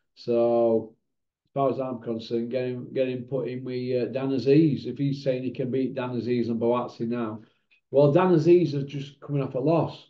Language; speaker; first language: English; native; English